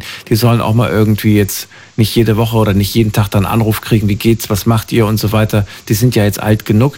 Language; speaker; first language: German; native; German